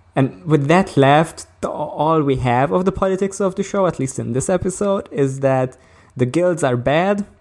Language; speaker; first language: English; early bilingual, other home language; Hungarian